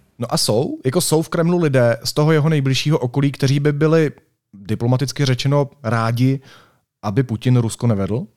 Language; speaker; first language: Czech; native; Czech